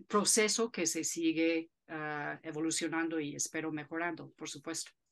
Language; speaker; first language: Spanish; non-native, fluent; English